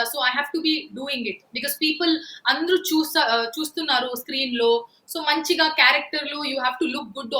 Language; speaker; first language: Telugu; non-native, local second language; Kannada